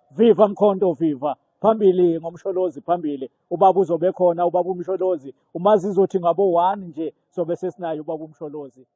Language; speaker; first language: Zulu; native; Zulu